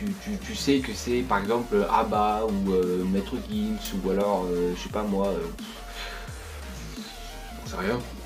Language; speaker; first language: French; native; French